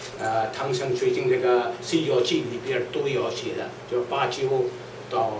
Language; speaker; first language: Chinese; non-native, learner; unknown